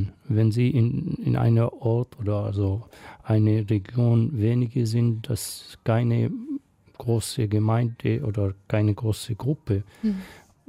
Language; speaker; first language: German; non-native, fluent; Arabic